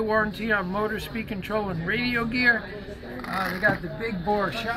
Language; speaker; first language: English; native; English